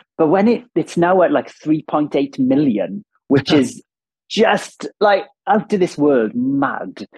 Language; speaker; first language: English; non-native, local second language; Welsh